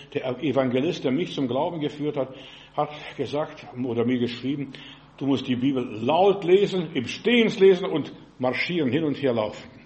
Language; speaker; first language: German; non-native, fluent; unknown